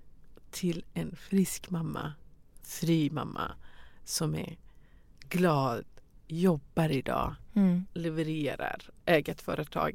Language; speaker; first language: Swedish; non-native, fluent; Persian